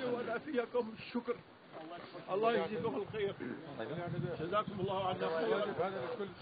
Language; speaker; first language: Arabic; native; Arabic